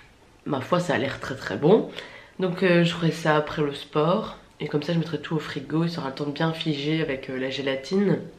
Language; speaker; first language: French; native; French